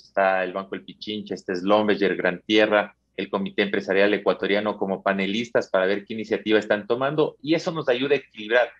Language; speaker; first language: Spanish; native; Spanish